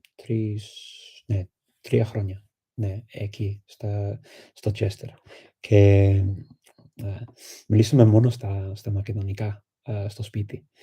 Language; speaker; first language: Greek; non-native, fluent; English